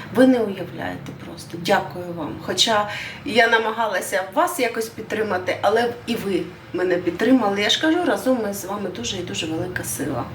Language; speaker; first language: Ukrainian; non-native, local second language; Russian